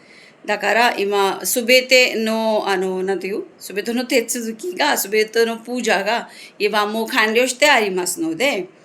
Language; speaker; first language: Japanese; non-native, fluent; Hindi